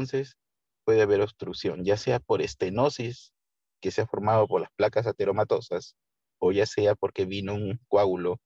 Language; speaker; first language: Spanish; native; Spanish